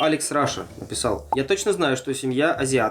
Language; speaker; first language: Russian; native; Russian